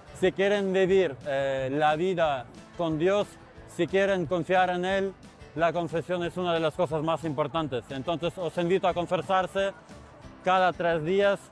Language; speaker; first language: Spanish; non-native, fluent; Ukrainian